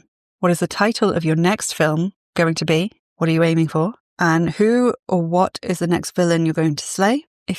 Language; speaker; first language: English; native; English